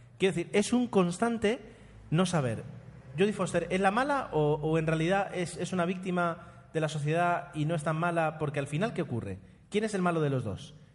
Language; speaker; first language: Spanish; non-native, fluent; Italian